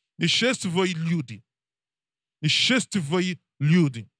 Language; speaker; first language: Russian; non-native, learner; English